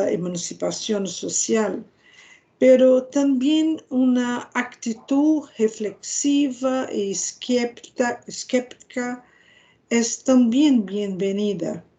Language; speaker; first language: Spanish; non-native, fluent; Portuguese